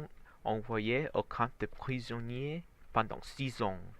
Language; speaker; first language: French; non-native, learner; Vietnamese